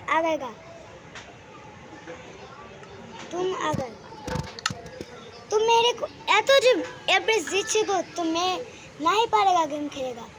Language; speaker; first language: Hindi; non-native, learner; Bangla